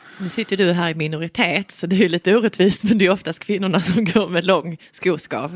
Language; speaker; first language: Swedish; native; Swedish